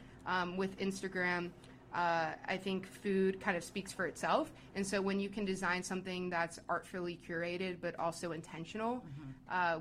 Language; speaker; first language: English; native; English